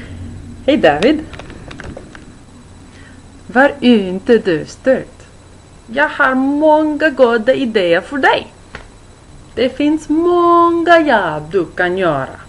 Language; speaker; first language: Swedish; non-native, learner; English